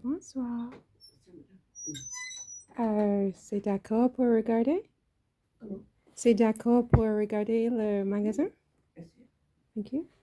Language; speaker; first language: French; non-native, learner; English